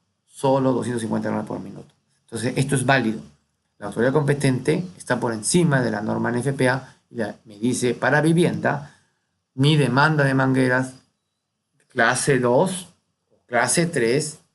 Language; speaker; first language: Spanish; native; Spanish